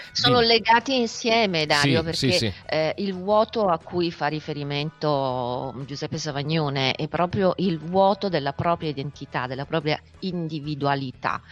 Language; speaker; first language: Italian; native; Italian